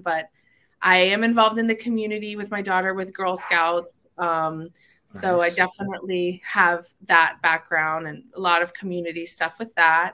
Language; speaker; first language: English; native; English